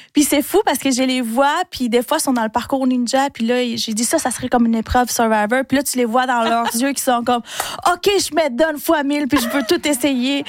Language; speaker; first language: French; non-native, fluent; Spanish